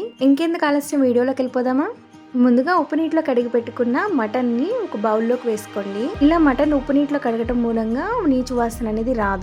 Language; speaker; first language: Telugu; native; Telugu